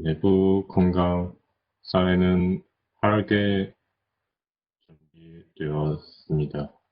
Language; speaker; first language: Korean; non-native, learner; Chinese